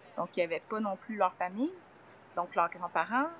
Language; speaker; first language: French; native; French